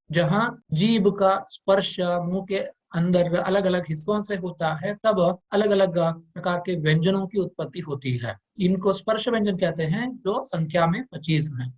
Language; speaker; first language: Hindi; non-native, local second language; Kannada